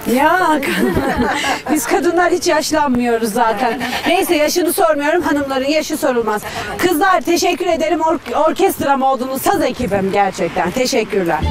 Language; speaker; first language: Turkish; native; Turkish